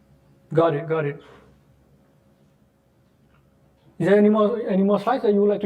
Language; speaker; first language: English; non-native, local second language; Malay